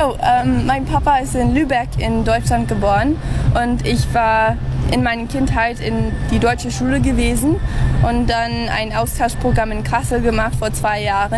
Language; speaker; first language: German; early bilingual, heritage; English